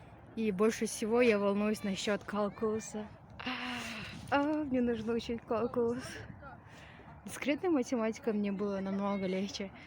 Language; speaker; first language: Russian; non-native, local second language; Kyrgyz